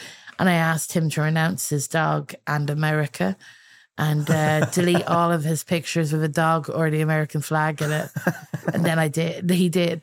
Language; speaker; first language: English; native; English